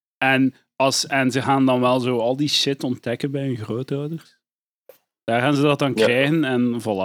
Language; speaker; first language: Dutch; native; Dutch